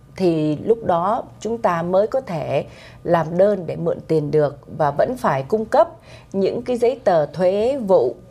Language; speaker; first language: Vietnamese; native; Vietnamese